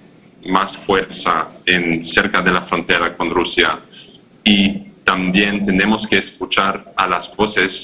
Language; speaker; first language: Spanish; non-native, fluent; English